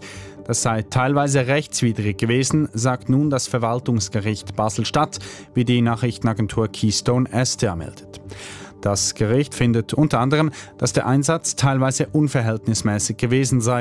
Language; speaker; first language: German; native; German